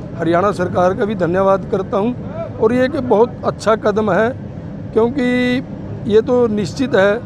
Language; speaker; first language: Hindi; native; Hindi